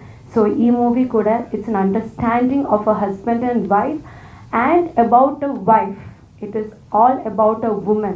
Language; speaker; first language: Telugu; non-native, fluent; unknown